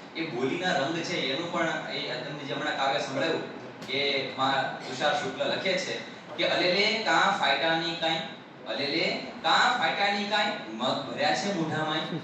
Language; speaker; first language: Gujarati; native; Gujarati